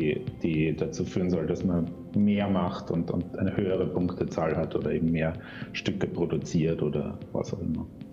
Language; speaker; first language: German; native; German